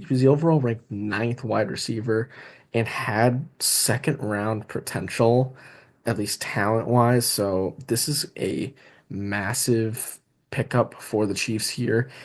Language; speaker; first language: English; native; English